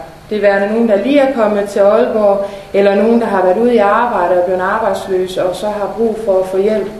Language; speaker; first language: Danish; native; Danish